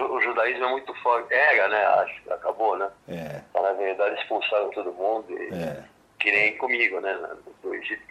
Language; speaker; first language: Portuguese; early bilingual, other home language; French